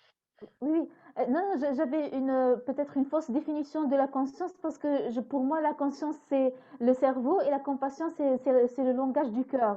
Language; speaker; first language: French; non-native, fluent; Spanish